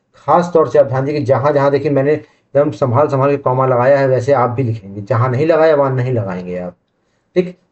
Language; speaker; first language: Hindi; native; Hindi